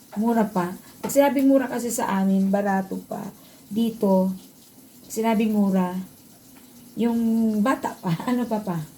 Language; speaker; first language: Filipino; non-native, local second language; Bikol